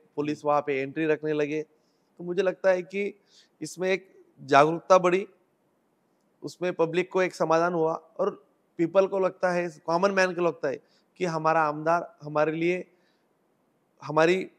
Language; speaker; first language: Hindi; non-native, local second language; Marathi